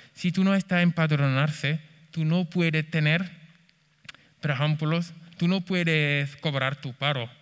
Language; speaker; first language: Spanish; non-native, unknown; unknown